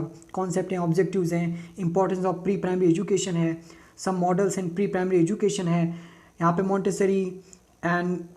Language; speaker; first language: Hindi; native; Hindi